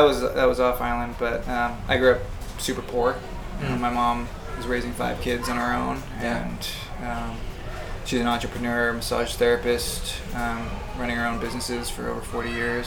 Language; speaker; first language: English; native; English